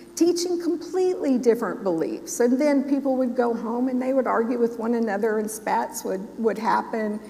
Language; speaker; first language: English; native; English